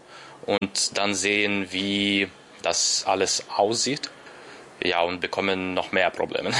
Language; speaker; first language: German; non-native, learner; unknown